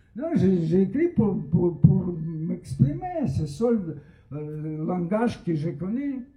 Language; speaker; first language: French; non-native, fluent; Russian